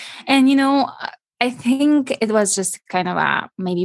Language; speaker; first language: English; non-native, fluent; Ukrainian